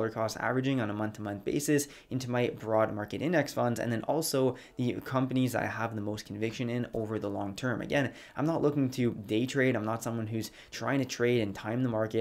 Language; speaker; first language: English; native; English